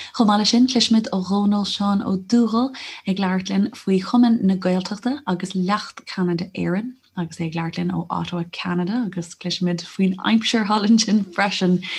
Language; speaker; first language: Irish; non-native, local second language; English